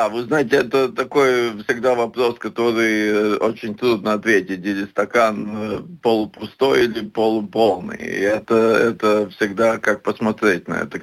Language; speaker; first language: Russian; non-native, local second language; Latvian